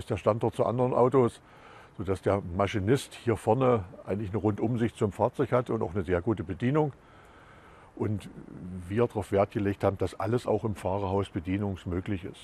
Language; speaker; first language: German; native; German